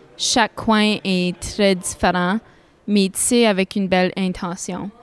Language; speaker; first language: French; native; French